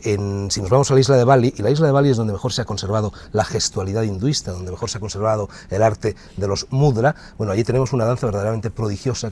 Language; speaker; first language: Spanish; native; Spanish